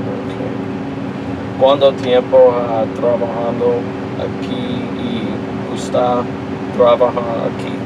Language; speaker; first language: Spanish; non-native, learner; English